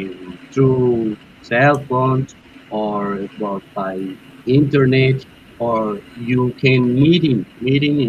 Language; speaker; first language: English; non-native, learner; Spanish